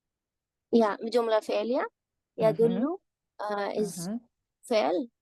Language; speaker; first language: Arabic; non-native, learner; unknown